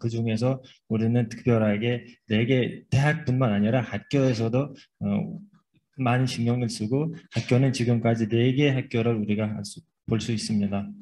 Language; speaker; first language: Korean; non-native, fluent; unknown